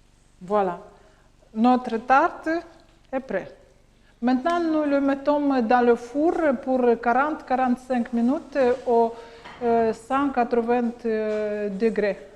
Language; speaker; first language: French; non-native, learner; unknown